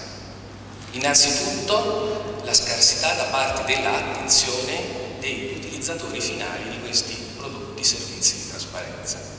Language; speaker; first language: Italian; native; Italian